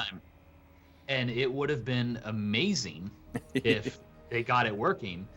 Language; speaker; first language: English; native; English